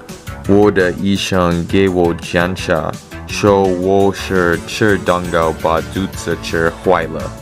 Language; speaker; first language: Chinese; non-native, learner; English